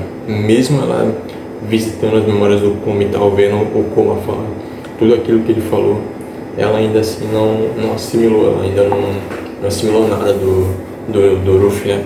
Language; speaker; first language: Portuguese; native; Portuguese